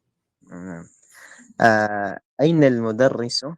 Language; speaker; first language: Arabic; non-native, learner; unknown